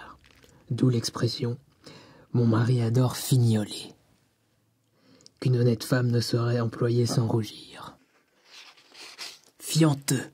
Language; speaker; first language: French; native; French